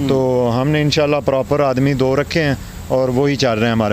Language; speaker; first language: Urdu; non-native, local second language; Punjabi